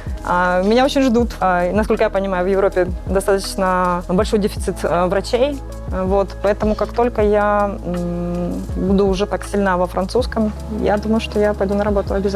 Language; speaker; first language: Russian; native; Russian